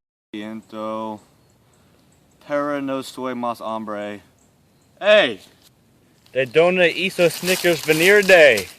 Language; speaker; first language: Spanish; non-native, learner; English